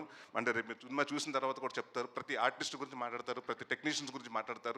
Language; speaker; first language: Telugu; native; Telugu